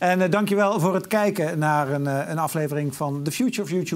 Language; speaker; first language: Dutch; native; Dutch